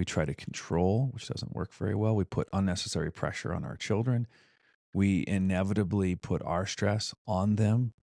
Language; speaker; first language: English; native; English